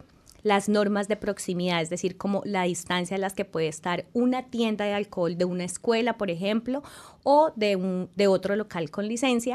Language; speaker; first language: Spanish; native; Spanish